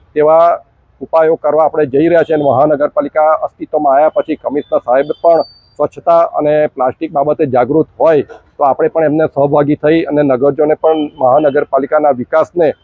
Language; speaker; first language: Gujarati; native; Gujarati